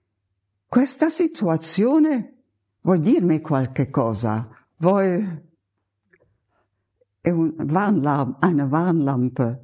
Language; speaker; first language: Italian; non-native, fluent; German